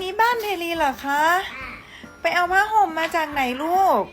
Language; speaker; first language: Thai; native; Thai